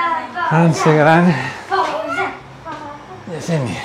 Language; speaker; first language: Indonesian; non-native, learner; Spanish